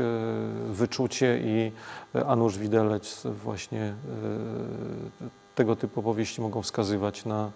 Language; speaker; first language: Polish; native; Polish